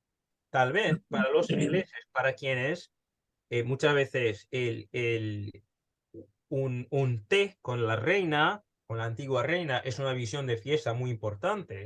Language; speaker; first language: Spanish; early bilingual, heritage; Spanish